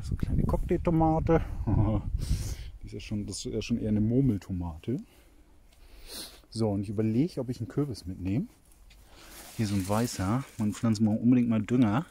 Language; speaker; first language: German; native; German